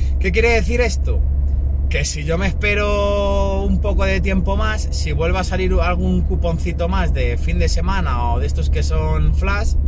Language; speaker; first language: Spanish; native; Spanish